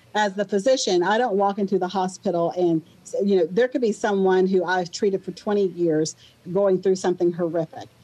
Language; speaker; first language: English; native; English